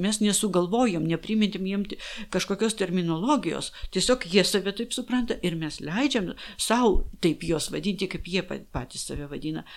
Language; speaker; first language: Lithuanian; non-native, local second language; Polish